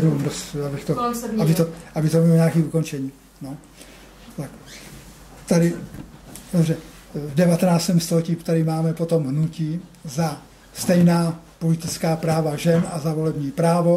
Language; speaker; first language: Czech; native; Czech